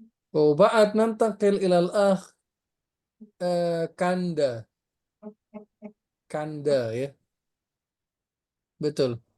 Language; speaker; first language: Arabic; non-native, fluent; Indonesian